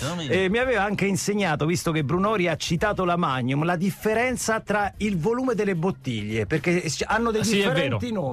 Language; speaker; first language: Italian; native; Italian